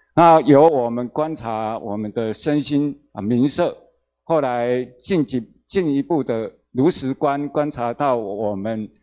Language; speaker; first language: Chinese; native; Chinese